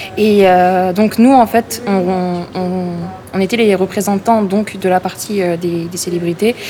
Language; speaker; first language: French; native; French